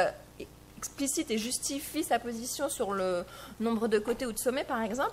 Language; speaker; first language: French; native; French